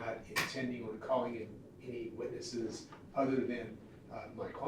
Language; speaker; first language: English; native; English